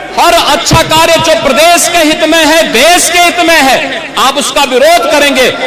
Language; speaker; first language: Hindi; native; Hindi